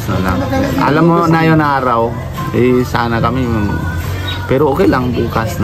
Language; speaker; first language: Filipino; non-native, learner; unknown